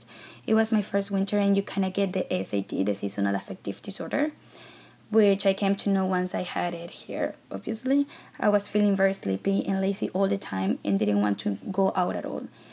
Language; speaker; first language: English; non-native, fluent; Spanish